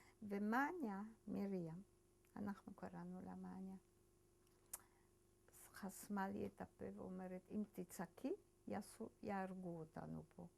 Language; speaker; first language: Hebrew; early bilingual, other home language; Polish